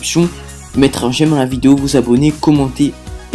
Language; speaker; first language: French; native; French